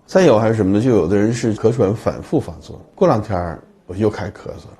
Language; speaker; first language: Chinese; native; Chinese